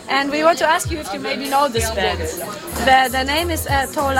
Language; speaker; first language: English; non-native, learner; German